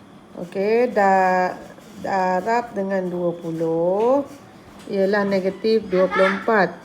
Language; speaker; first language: Malay; native; Malay